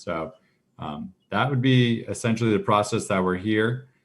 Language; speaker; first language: English; native; English